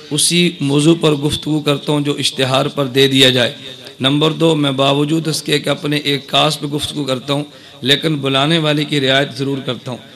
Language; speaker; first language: Urdu; non-native, local second language; Punjabi